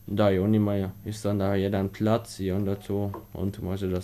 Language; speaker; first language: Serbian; early bilingual, heritage; Serbian